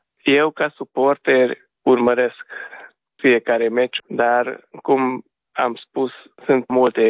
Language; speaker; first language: Romanian; non-native, local second language; Hungarian